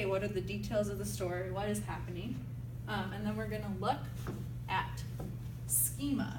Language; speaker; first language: English; native; English